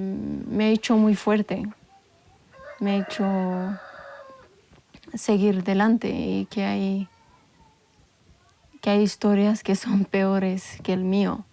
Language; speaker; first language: Spanish; non-native, local second language; Amharic